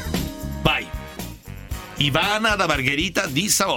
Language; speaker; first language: Italian; native; Italian